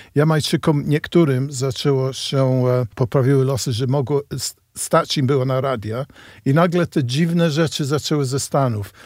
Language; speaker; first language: Polish; non-native, fluent; English